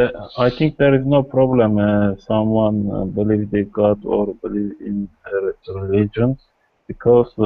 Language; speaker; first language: English; non-native, learner; Kurdish